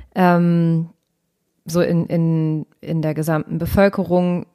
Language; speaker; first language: German; native; German